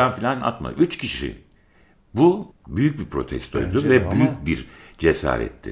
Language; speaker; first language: Turkish; native; Turkish